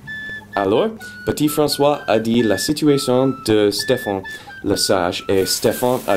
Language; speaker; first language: French; non-native, learner; English